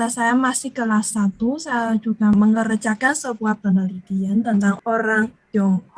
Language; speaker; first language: Indonesian; non-native, learner; Chinese